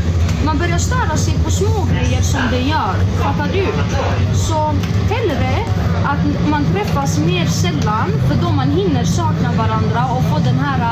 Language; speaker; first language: Swedish; early bilingual, other home language; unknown